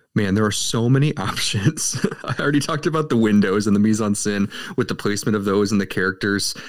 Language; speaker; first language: English; native; English